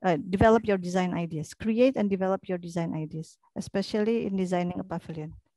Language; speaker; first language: English; non-native, fluent; Indonesian